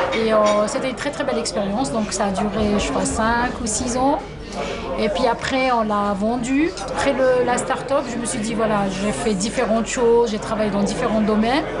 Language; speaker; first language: French; non-native, local second language; Arabic